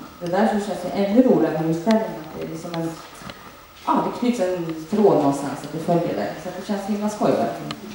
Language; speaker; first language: Swedish; early bilingual, other home language; Finnish